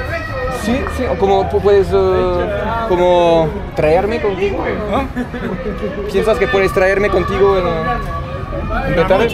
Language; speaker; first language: Spanish; non-native, learner; French